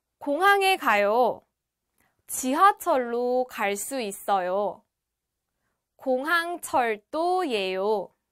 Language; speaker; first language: Korean; native; Korean